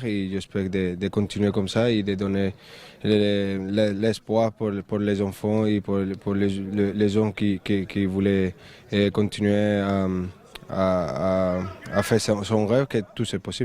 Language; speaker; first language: French; early bilingual, heritage; French